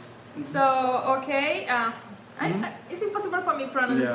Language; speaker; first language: English; non-native, learner; Spanish